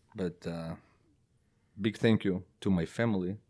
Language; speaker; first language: English; non-native, fluent; Belarusian